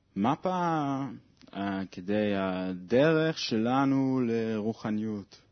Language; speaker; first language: Hebrew; non-native, learner; Swiss German